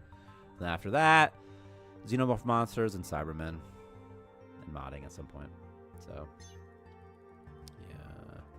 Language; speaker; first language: English; native; English